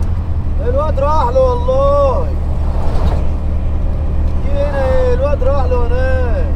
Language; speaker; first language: Arabic; native; Arabic